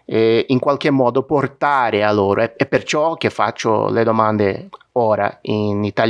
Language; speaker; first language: Italian; non-native, fluent; Portuguese